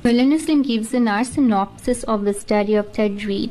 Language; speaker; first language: English; native; English